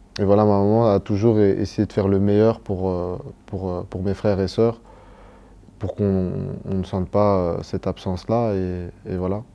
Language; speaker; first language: French; early bilingual, other home language; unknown